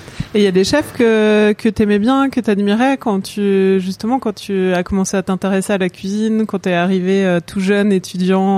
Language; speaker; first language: French; native; French